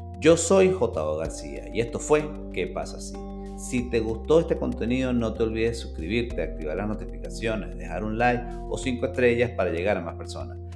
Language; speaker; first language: Spanish; native; Spanish